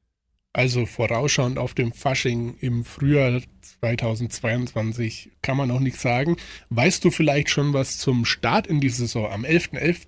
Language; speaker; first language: German; native; German